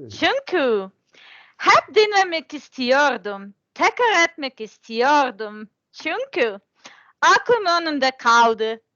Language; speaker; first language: Turkish; non-native, learner; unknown